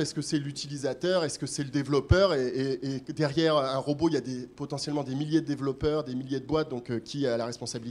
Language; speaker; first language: French; native; French